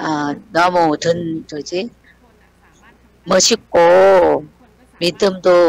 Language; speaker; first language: Korean; non-native, learner; Thai